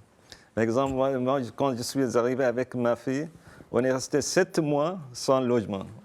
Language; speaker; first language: French; non-native, fluent; Arabic